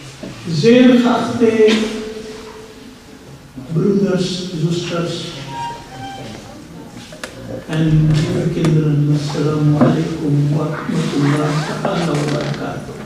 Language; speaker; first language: Dutch; non-native, fluent; Urdu